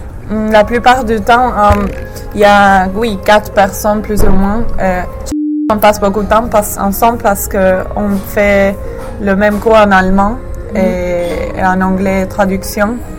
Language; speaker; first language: French; non-native, fluent; English